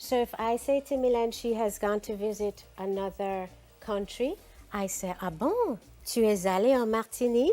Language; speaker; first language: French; non-native, fluent; English